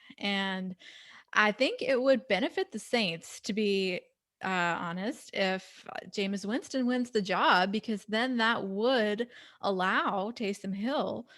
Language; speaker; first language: English; native; English